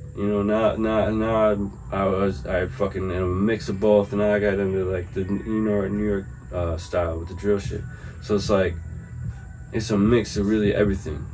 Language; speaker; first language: English; native; English